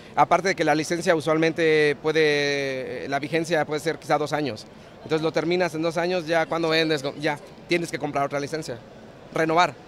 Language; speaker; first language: Spanish; early bilingual, heritage; Spanish